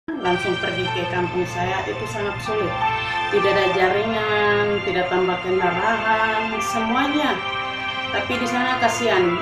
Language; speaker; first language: Indonesian; non-native, local second language; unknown